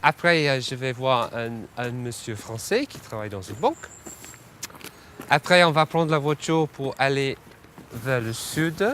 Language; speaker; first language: French; non-native, fluent; English